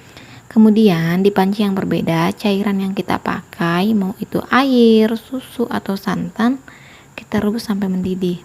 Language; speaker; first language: Indonesian; native; Indonesian